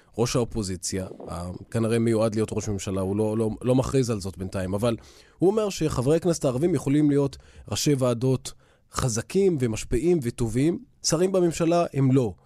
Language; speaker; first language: Hebrew; non-native, local second language; Arabic